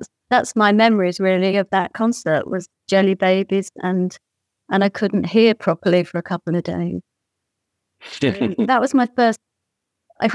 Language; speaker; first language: English; native; English